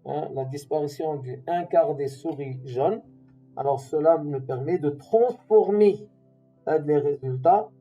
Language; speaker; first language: French; non-native, local second language; Arabic